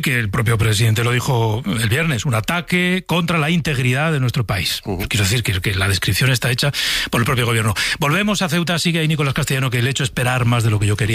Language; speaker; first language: Spanish; native; Spanish